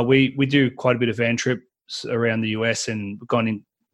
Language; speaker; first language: English; native; English